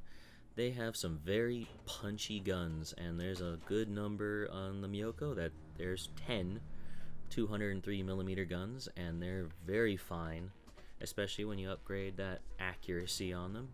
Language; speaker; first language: English; native; English